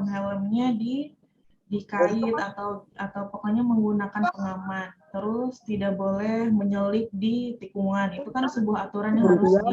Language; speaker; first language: Indonesian; native; Indonesian